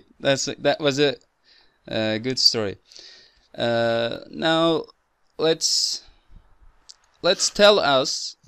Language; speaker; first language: English; non-native, fluent; Turkish